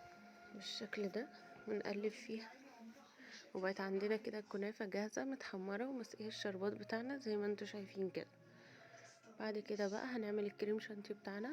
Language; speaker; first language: Arabic; native; Arabic